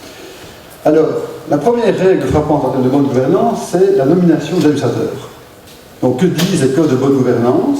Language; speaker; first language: French; native; French